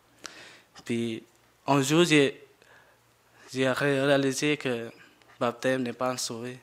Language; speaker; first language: French; non-native, learner; Jarai